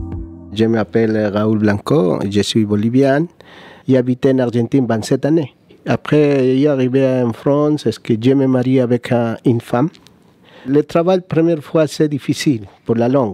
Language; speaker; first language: French; non-native, learner; Spanish